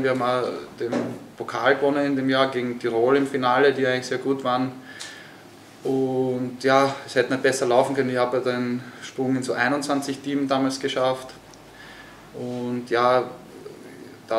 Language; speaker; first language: German; native; German